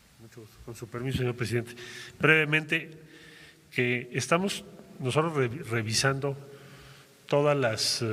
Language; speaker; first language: Spanish; native; Spanish